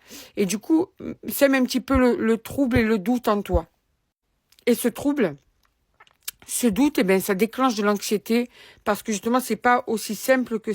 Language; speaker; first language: French; native; French